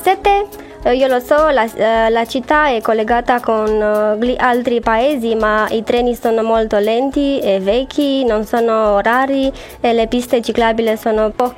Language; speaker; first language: Italian; non-native, learner; Romanian